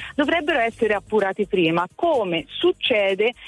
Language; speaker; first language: Italian; native; Italian